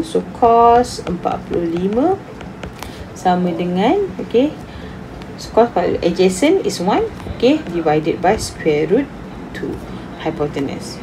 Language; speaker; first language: English; non-native, local second language; Malay